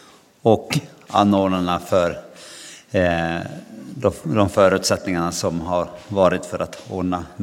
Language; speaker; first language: Swedish; non-native, local second language; Finnish